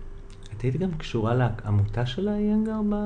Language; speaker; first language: Hebrew; native; Hebrew